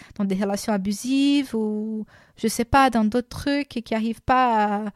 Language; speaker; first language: French; non-native, fluent; Portuguese